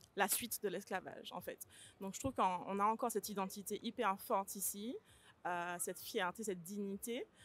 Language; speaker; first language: French; native; French